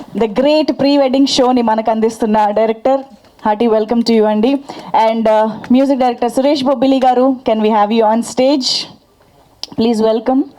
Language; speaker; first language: Telugu; native; Telugu